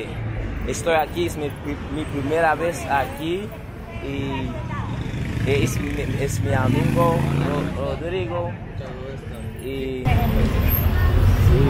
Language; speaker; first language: Spanish; non-native, learner; English